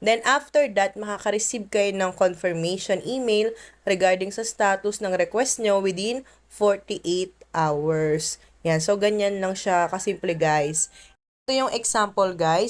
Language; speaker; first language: Filipino; native; Filipino